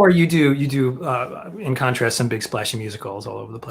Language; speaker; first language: English; native; English